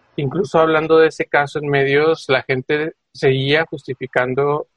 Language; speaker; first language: Spanish; native; Spanish